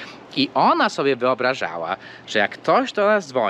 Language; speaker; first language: Polish; early bilingual, heritage; Polish